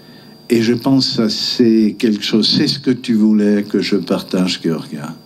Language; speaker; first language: French; non-native, local second language; German